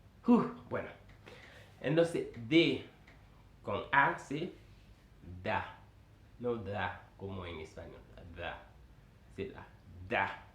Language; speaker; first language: Spanish; non-native, fluent; Haitian Creole